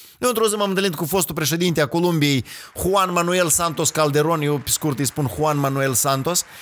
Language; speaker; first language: Romanian; native; Romanian